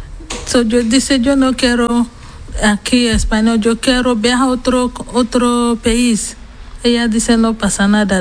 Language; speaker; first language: Spanish; non-native, learner; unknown